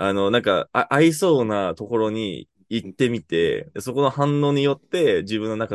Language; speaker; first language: Japanese; non-native, fluent; English